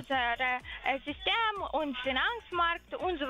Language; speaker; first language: German; non-native, learner; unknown